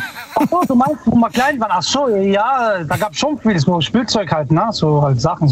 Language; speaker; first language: German; early bilingual, other home language; Italian